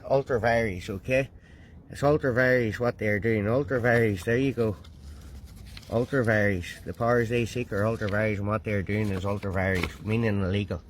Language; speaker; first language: English; native; English